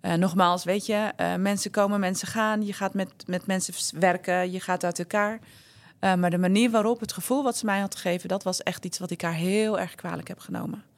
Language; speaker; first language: Dutch; early bilingual, other home language; Turkish